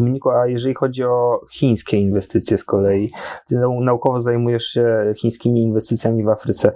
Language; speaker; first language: Polish; native; Polish